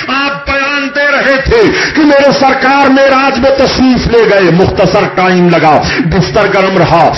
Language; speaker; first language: Urdu; native; Urdu